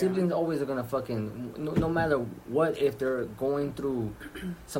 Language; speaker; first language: English; early bilingual, other home language; Spanish